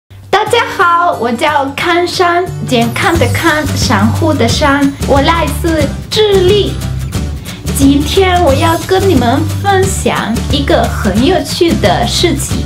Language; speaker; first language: Chinese; non-native, fluent; Spanish